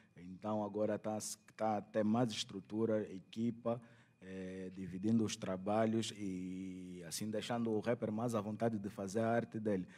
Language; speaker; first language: Portuguese; native; Portuguese